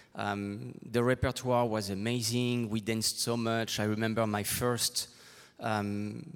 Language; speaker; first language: English; non-native, fluent; French